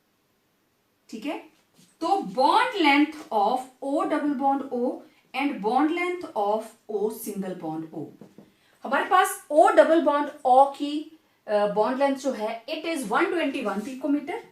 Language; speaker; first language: Hindi; native; Hindi